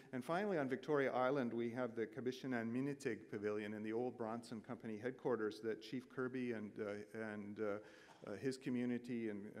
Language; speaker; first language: English; native; English